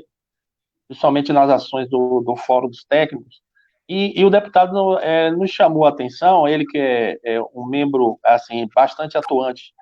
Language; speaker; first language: Portuguese; native; Portuguese